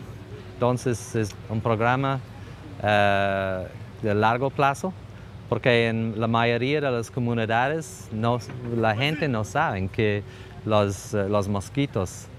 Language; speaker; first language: Spanish; non-native, fluent; English